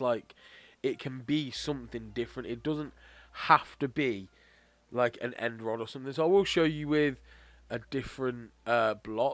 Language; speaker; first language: English; native; English